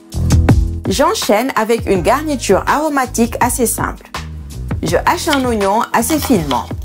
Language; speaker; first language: French; native; French